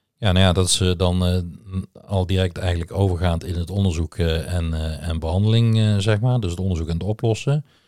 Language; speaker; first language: Dutch; native; Dutch